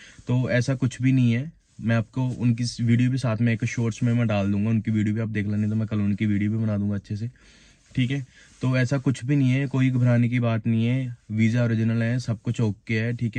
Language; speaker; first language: Hindi; native; Hindi